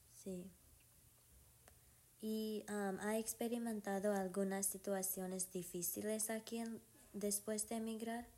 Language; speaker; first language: Spanish; non-native, learner; English